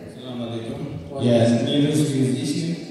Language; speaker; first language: Russian; non-native, learner; Tajik